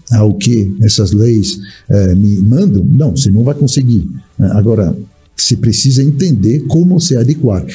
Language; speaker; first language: Portuguese; non-native, fluent; French